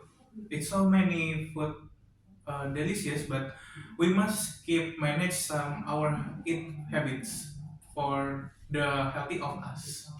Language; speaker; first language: English; non-native, learner; Indonesian